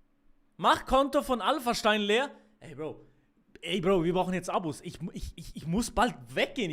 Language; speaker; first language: German; native; German